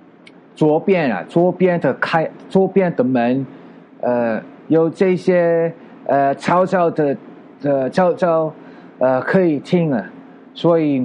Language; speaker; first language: Chinese; non-native, learner; Filipino